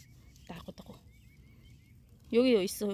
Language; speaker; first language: Korean; non-native, learner; Filipino